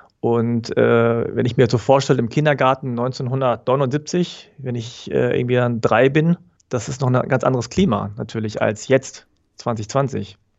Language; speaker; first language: German; early bilingual, other home language; Korean